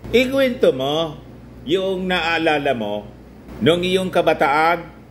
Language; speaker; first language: Filipino; native; Filipino